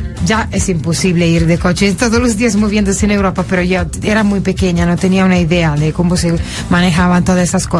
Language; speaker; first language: Spanish; non-native, fluent; Italian